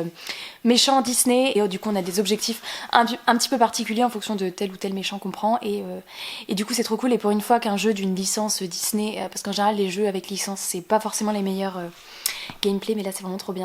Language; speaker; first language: French; native; French